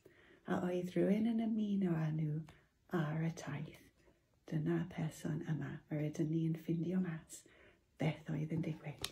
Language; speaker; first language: Welsh; non-native, local second language; English